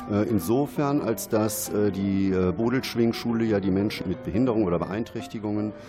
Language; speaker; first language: German; native; German